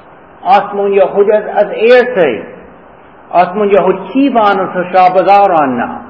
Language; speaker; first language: Hungarian; non-native, fluent; English